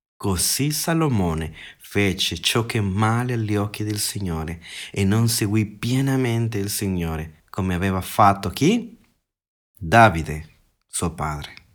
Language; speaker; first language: Italian; non-native, fluent; Spanish